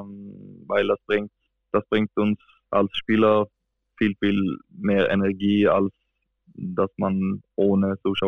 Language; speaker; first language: German; non-native, fluent; Swedish